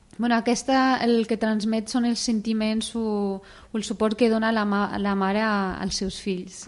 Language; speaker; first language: Catalan; early bilingual, other home language; Arabic